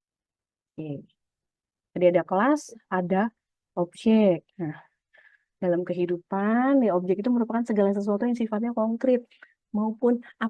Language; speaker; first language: Indonesian; native; Indonesian